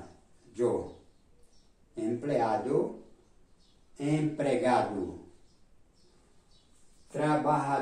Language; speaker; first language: Spanish; non-native, fluent; Portuguese